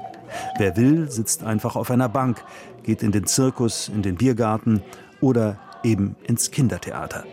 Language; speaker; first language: German; native; German